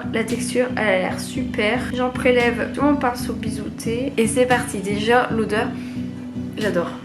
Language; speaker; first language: French; native; French